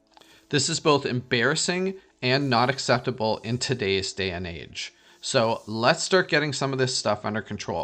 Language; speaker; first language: English; native; English